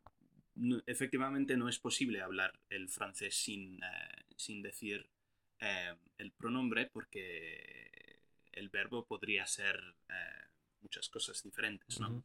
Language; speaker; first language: Spanish; non-native, fluent; English